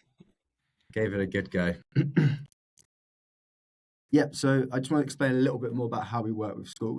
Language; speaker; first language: English; native; English